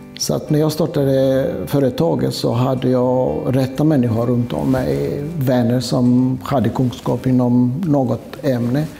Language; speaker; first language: Swedish; non-native, fluent; Greek